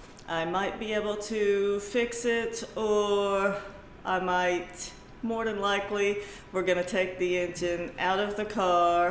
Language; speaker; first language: English; native; English